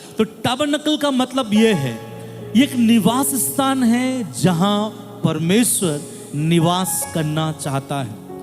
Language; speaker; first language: Hindi; non-native, local second language; Bangla